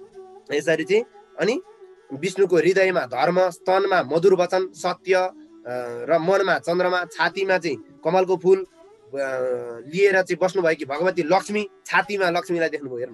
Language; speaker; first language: Nepali; native; Nepali